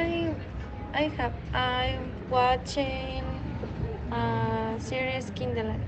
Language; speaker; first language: English; non-native, learner; Spanish